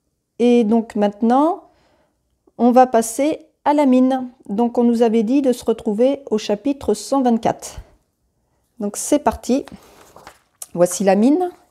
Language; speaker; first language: French; native; French